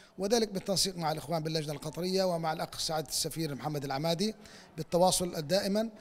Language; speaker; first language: Arabic; native; Arabic